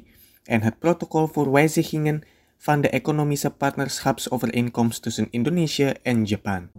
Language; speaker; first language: Dutch; non-native, fluent; Indonesian